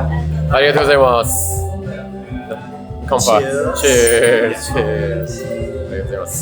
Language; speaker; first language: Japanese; non-native, learner; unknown